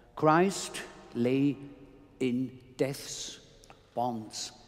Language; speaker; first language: English; non-native, fluent; German